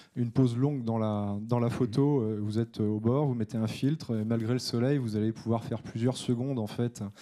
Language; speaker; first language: French; native; French